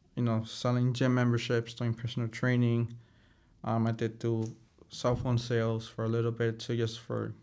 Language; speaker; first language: English; early bilingual, other home language; Spanish